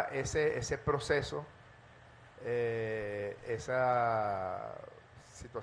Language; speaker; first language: Spanish; native; Spanish